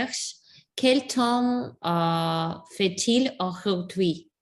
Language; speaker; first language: French; non-native, learner; English